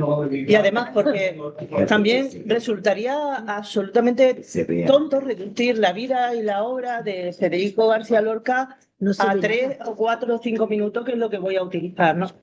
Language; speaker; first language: Spanish; native; Spanish